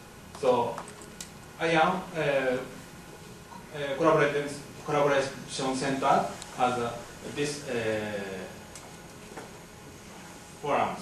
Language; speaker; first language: English; non-native, learner; Japanese